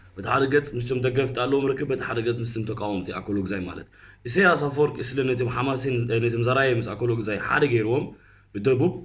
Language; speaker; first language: Tigrinya; early bilingual, heritage; Tigrinya